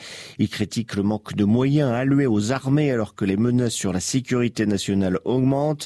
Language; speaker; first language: French; native; French